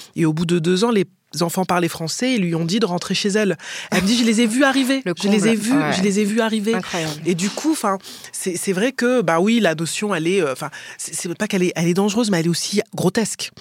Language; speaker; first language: French; native; French